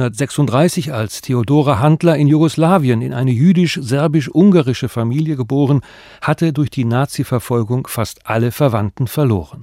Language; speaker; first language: German; native; German